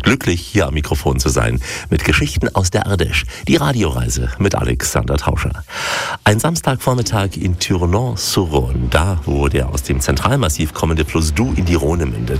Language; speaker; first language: German; native; German